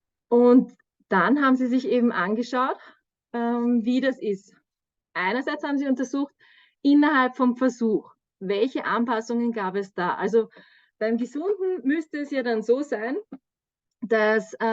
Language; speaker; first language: German; native; German